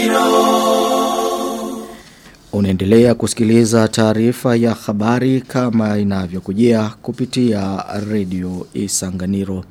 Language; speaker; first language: Swahili; non-native, local second language; Rundi